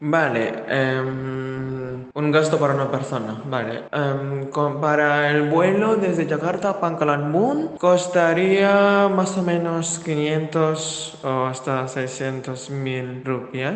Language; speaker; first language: Spanish; non-native, fluent; Indonesian